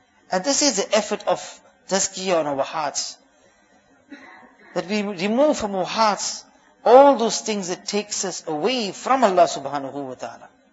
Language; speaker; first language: English; early bilingual, other home language; Urdu